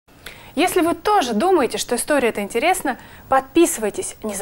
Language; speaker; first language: Russian; native; Russian